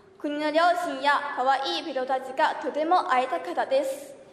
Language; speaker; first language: Japanese; non-native, learner; Chinese